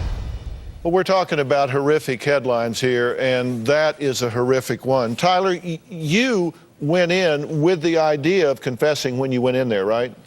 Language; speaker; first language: English; native; English